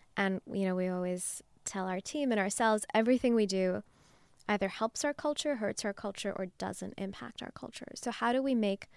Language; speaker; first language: English; non-native, local second language; Urdu